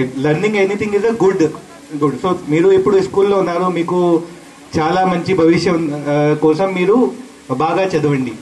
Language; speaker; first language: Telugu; non-native, learner; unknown